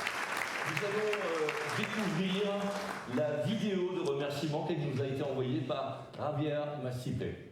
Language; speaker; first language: French; native; French